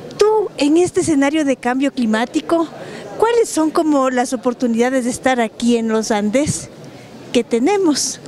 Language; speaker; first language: Spanish; native; Spanish